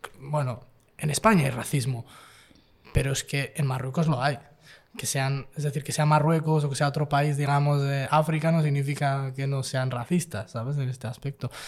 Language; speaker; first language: Spanish; early bilingual, other home language; Arabic